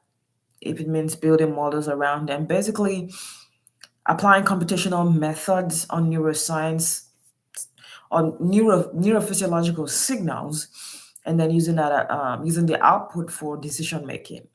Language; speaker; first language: English; non-native, local second language; Yoruba